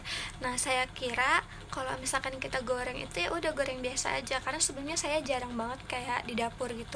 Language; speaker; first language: Indonesian; native; Indonesian